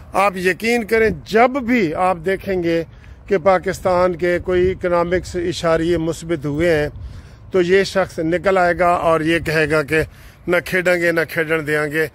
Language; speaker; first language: Urdu; non-native, local second language; Punjabi